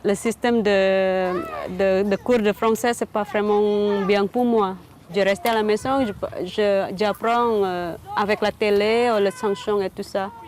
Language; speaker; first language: French; non-native, learner; Indonesian